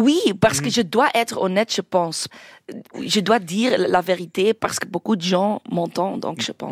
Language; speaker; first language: French; non-native, local second language; Dutch